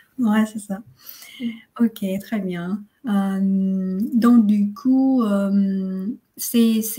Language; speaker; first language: French; non-native, fluent; Vietnamese